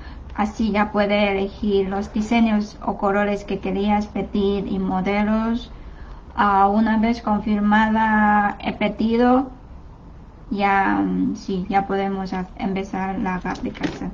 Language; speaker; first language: Spanish; non-native, learner; Chinese